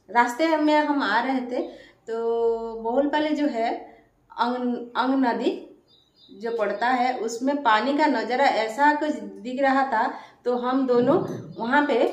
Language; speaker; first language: Hindi; non-native, local second language; Odia